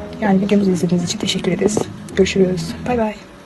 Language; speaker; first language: Turkish; native; Turkish